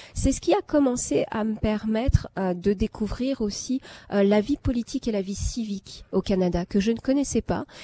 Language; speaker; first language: French; non-native, local second language; Arabic